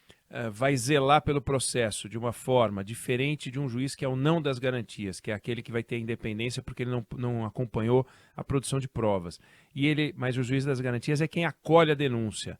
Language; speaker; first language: Portuguese; native; Portuguese